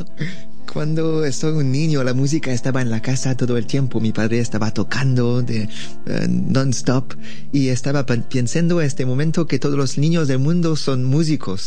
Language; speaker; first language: Spanish; non-native, learner; French